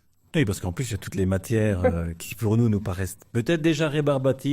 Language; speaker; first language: French; native; French